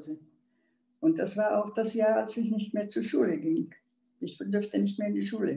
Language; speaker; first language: German; non-native, local second language; Czech